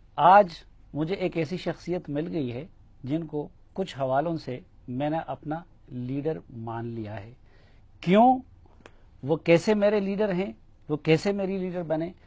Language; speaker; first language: Urdu; non-native, local second language; Pashto